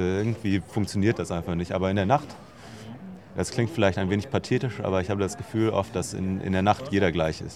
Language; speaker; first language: German; native; German